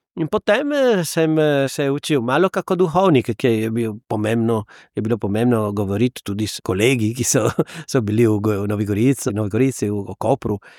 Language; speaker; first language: Slovenian; non-native, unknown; Italian